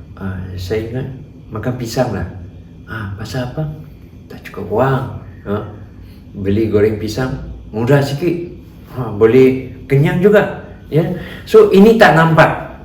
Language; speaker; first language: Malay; non-native, local second language; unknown